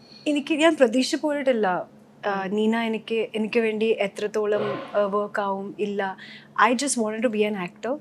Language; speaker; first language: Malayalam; non-native, local second language; Hindi